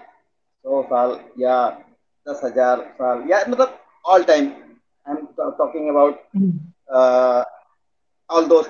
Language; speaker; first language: Hindi; native; Hindi